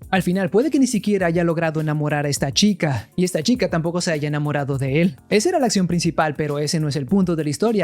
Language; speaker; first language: Spanish; native; Spanish